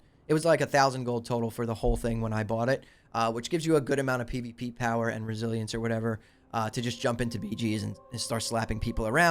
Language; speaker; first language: English; native; English